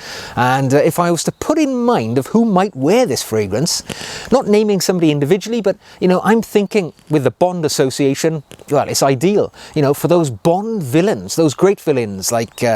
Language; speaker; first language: English; native; English